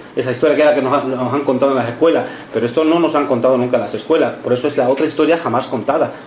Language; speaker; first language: Spanish; native; Spanish